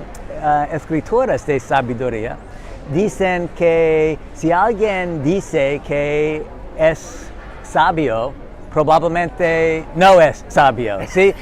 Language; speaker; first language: Spanish; non-native, learner; English